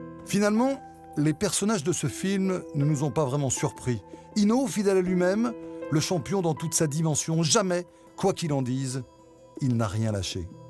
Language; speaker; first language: French; native; French